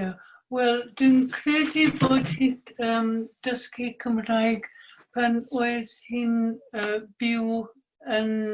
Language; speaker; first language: Welsh; non-native, fluent; English